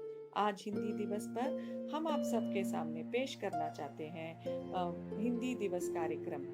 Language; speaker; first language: Hindi; non-native, local second language; Malayalam